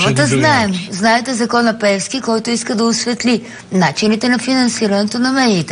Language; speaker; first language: Bulgarian; native; Bulgarian